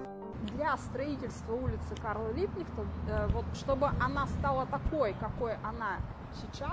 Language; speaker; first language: Russian; native; Russian